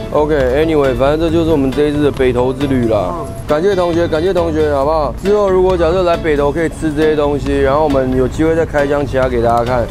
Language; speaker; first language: Chinese; native; Chinese